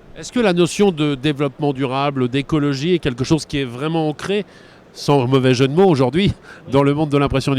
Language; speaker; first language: French; native; French